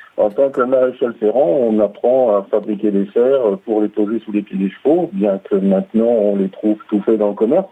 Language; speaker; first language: French; native; French